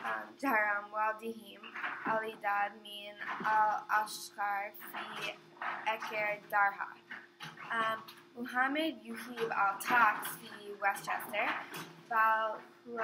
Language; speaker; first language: Arabic; non-native, learner; English